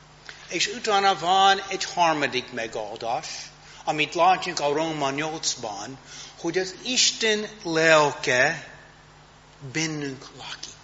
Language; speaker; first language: Hungarian; non-native, fluent; English